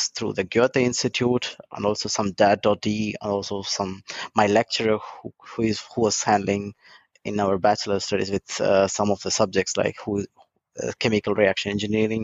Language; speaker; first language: English; non-native, local second language; Tamil